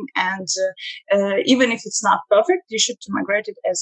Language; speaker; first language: English; non-native, learner; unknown